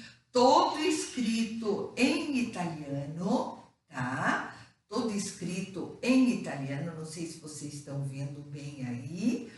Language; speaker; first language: Portuguese; native; Portuguese